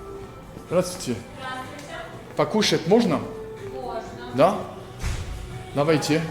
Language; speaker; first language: Russian; non-native, learner; French